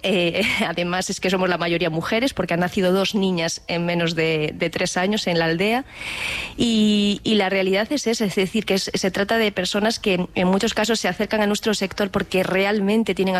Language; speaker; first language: Spanish; native; Spanish